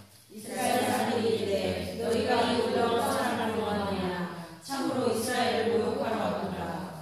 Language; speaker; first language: Korean; native; Korean